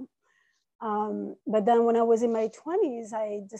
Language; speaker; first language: English; non-native, fluent; Italian